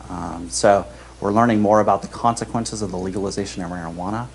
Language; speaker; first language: English; native; English